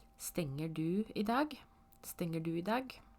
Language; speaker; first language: Norwegian; non-native, fluent; Polish